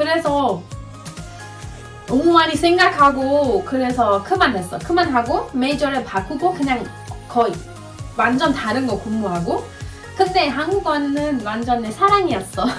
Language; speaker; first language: Korean; non-native, fluent; Persian